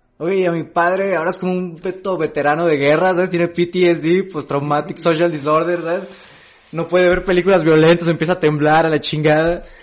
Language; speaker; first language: Spanish; native; Spanish